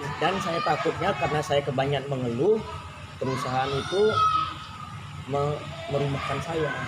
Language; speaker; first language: Indonesian; native; Indonesian